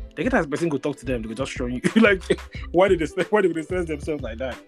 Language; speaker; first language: English; non-native, local second language; Igbo